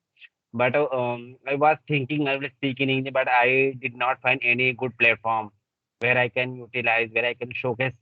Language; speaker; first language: English; non-native, learner; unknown